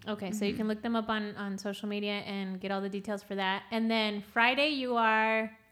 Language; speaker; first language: English; early bilingual, other home language; Spanish